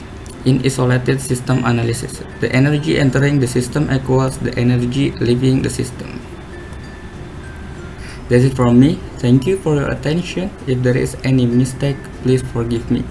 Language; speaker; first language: English; non-native, learner; Indonesian